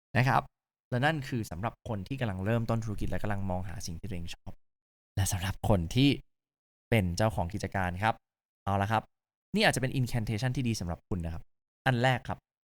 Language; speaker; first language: Thai; native; Thai